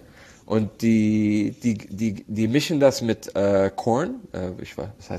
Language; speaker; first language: German; non-native, learner; Arabic